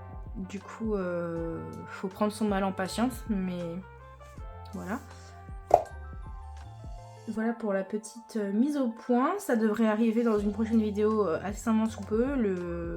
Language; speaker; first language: French; native; French